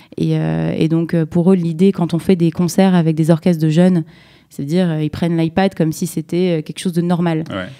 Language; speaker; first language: French; native; French